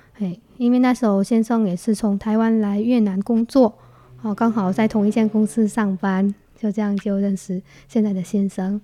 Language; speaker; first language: Chinese; non-native, fluent; Vietnamese